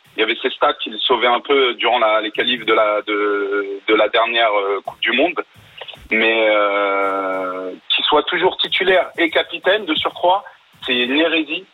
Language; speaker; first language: French; early bilingual, other home language; Arabic